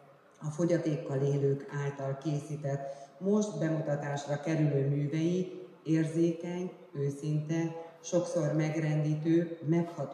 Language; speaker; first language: Hungarian; native; Hungarian